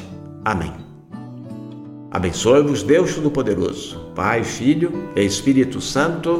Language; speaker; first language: Portuguese; native; Portuguese